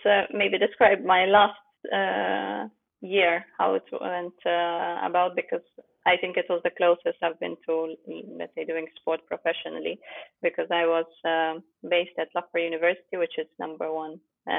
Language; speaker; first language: English; non-native, fluent; Ukrainian